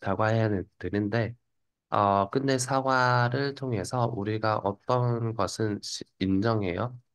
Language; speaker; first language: Korean; non-native, fluent; Vietnamese